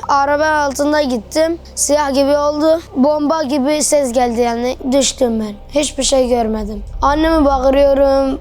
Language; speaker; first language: Turkish; early bilingual, other home language; Arabic